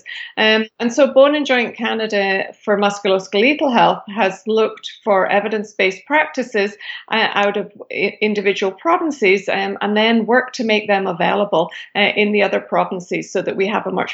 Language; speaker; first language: English; native; English